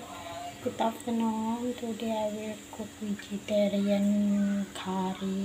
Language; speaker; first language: English; non-native, learner; Indonesian